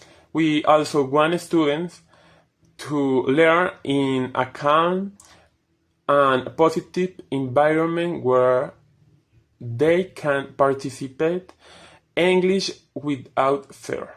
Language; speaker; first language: English; non-native, fluent; Spanish